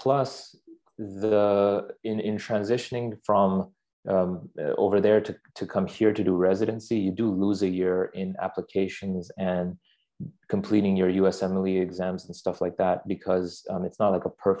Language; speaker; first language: English; non-native, local second language; Urdu